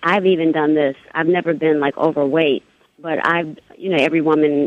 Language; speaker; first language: English; native; English